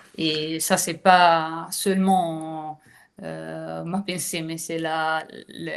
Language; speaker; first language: French; non-native, fluent; Italian